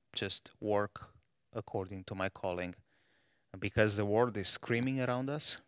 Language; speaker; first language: English; non-native, fluent; Romanian